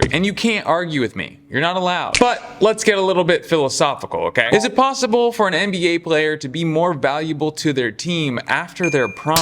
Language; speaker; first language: English; native; English